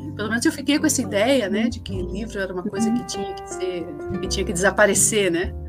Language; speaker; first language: Portuguese; early bilingual, other home language; Spanish